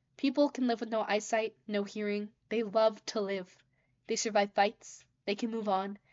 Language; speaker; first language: English; native; English